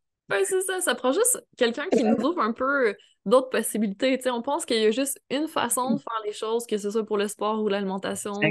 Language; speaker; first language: French; native; French